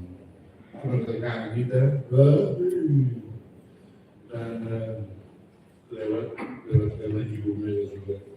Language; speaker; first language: Indonesian; non-native, fluent; German